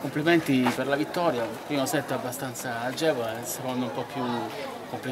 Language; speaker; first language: Italian; native; Italian